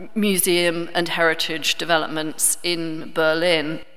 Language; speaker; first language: English; native; English